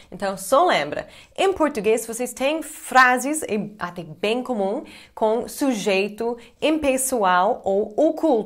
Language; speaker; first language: Portuguese; non-native, fluent; English